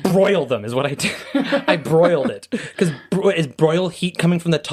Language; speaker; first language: English; native; English